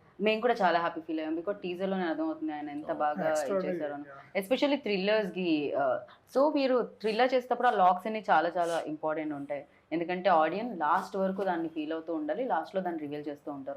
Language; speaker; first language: Telugu; native; Telugu